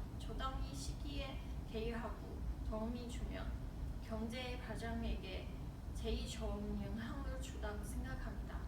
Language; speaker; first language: Korean; non-native, learner; Chinese